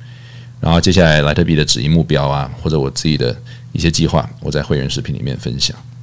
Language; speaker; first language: Chinese; native; Chinese